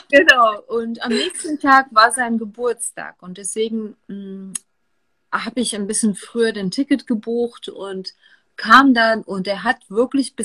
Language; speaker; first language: German; non-native, fluent; Russian